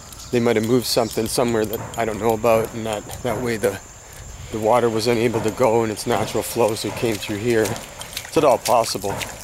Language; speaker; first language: English; native; English